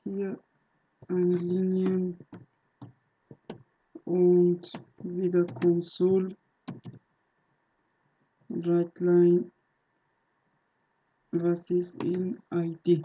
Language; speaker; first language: German; non-native, learner; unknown